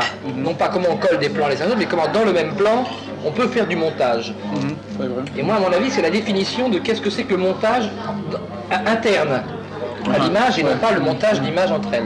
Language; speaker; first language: French; native; French